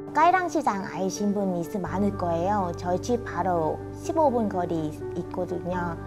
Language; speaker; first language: Korean; non-native, fluent; Vietnamese